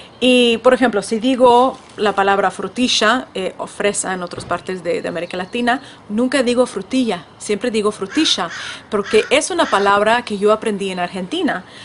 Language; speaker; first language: Spanish; non-native, fluent; Russian